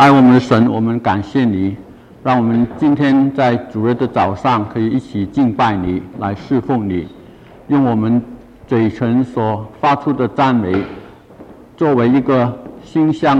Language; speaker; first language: Chinese; non-native, local second language; Cantonese